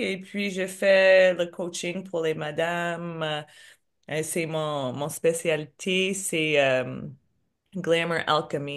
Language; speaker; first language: French; non-native, learner; English